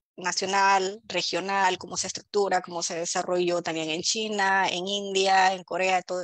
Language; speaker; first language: Spanish; native; Spanish